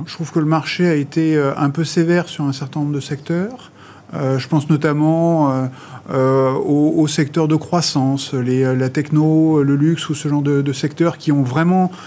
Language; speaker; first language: French; native; French